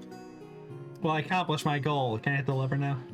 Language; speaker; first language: English; native; English